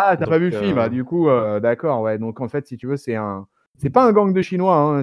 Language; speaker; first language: French; native; French